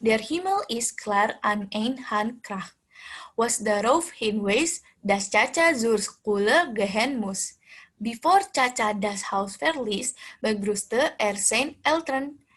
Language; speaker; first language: German; non-native, learner; Indonesian